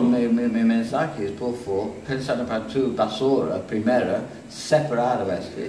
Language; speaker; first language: Spanish; non-native, learner; English